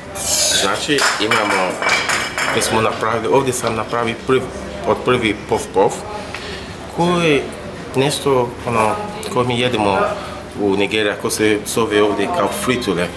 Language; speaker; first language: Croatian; non-native, learner; Yoruba